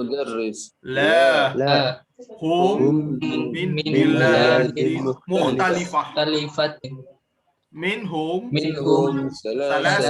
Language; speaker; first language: Arabic; non-native, learner; Indonesian